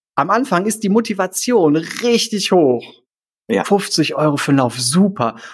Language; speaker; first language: German; native; German